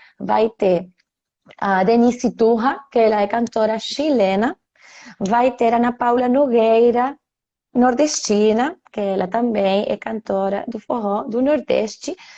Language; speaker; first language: Portuguese; non-native, fluent; Spanish